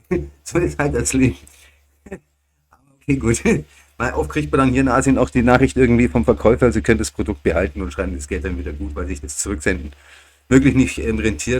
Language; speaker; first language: German; native; German